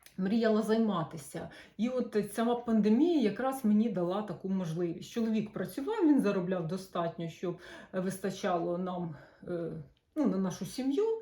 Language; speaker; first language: Ukrainian; non-native, local second language; Russian